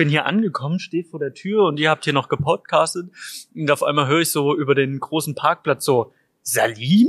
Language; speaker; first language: German; native; German